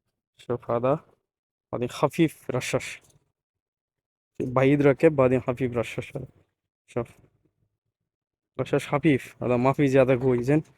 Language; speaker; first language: Arabic; non-native, learner; Bangla